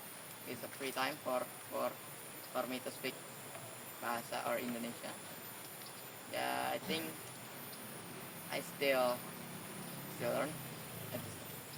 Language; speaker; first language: English; non-native, learner; Indonesian